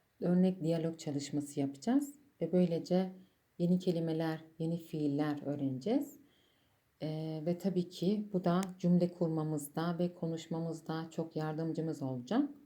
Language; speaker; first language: Turkish; non-native, fluent; Persian